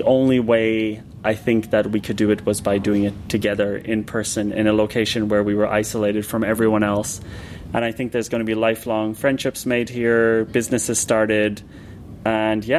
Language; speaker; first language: English; native; English